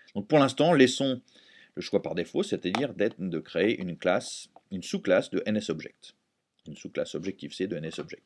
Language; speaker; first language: French; native; French